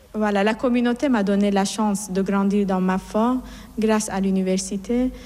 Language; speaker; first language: French; non-native, fluent; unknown